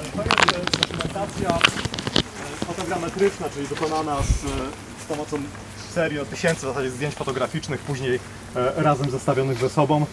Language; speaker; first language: Polish; native; Polish